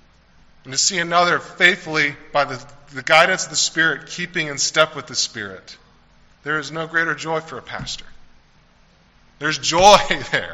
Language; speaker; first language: English; native; English